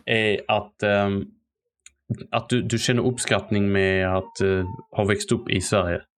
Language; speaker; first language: Swedish; early bilingual, other home language; Arabic